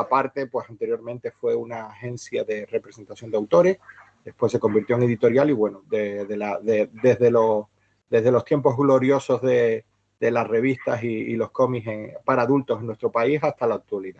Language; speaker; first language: Spanish; native; Spanish